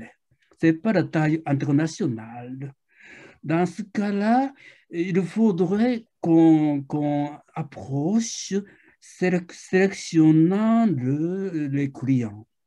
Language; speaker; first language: French; non-native, fluent; Japanese